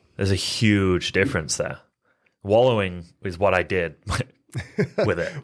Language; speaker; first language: English; native; English